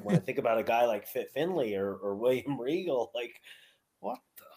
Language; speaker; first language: English; native; English